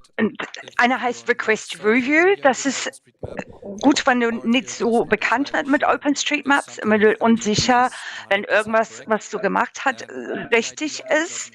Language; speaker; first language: German; non-native, learner; English